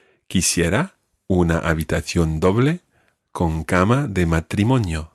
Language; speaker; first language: Spanish; non-native, fluent; English